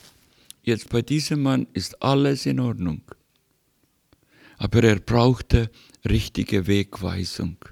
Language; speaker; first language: German; non-native, learner; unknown